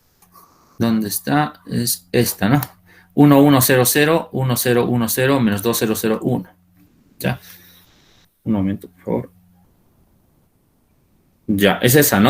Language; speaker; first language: Spanish; native; Spanish